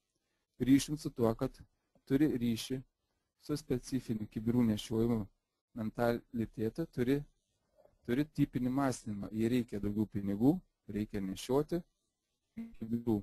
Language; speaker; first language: Lithuanian; native; Lithuanian